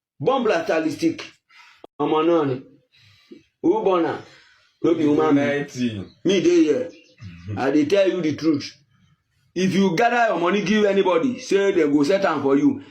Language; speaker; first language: Nigerian Pidgin; non-native, local second language; Yoruba